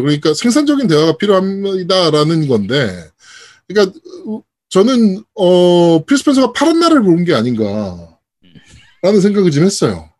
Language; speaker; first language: Korean; native; Korean